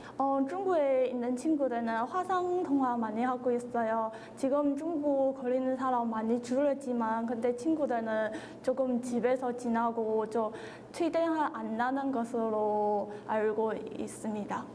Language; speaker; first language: Korean; non-native, learner; Chinese